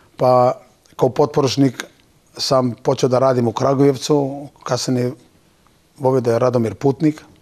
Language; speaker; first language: Bosnian; non-native, local second language; Turkish